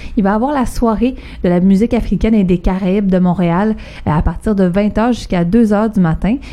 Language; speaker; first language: French; native; French